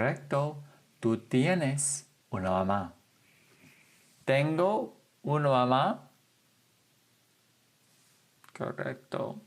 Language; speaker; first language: Spanish; non-native, fluent; English